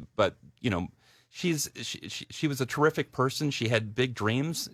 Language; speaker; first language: English; native; English